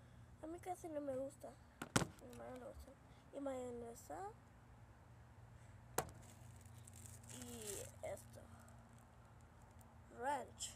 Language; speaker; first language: Spanish; early bilingual, heritage; Spanish